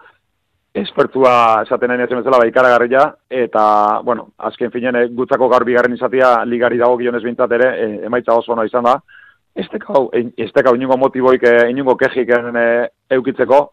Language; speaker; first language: Basque; native; Basque